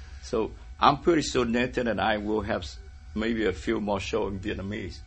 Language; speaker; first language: English; non-native, fluent; Vietnamese